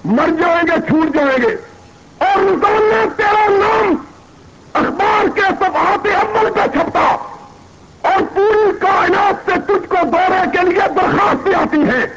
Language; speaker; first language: Urdu; non-native, local second language; Punjabi